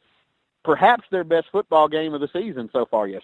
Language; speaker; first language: English; native; English